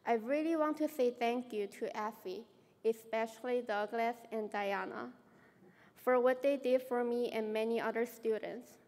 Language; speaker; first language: English; non-native, fluent; Chinese